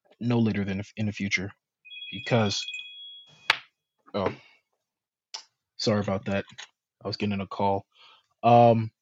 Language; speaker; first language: English; native; English